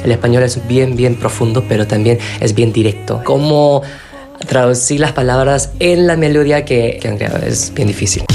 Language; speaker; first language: Spanish; non-native, fluent; Korean